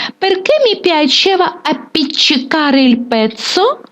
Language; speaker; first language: Italian; non-native, fluent; Ukrainian